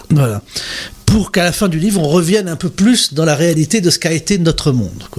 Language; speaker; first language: French; native; French